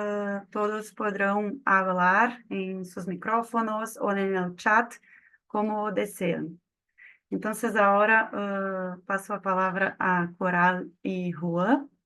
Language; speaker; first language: Spanish; non-native, fluent; Portuguese